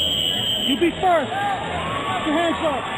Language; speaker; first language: English; native; English